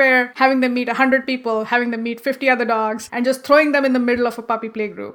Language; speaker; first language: English; non-native, local second language; Marathi